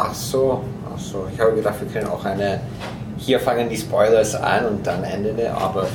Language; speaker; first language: German; non-native, fluent; English